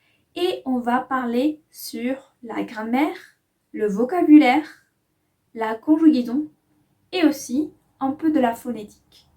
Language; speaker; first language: French; non-native, fluent; Spanish